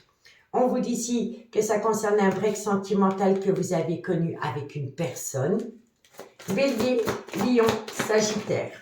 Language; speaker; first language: French; native; French